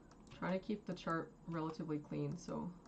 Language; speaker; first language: English; native; English